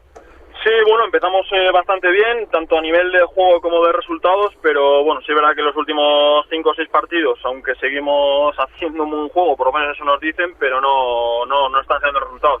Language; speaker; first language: Spanish; native; Spanish